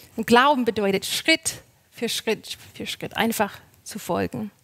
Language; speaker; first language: German; non-native, fluent; English